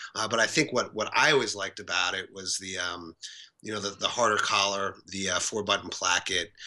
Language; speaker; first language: English; native; English